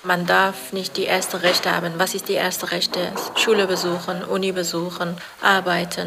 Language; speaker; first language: German; non-native, learner; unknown